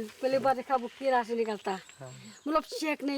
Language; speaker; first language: Hindi; non-native, local second language; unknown